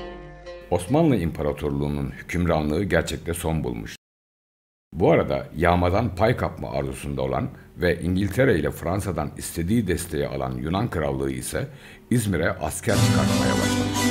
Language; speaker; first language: Turkish; native; Turkish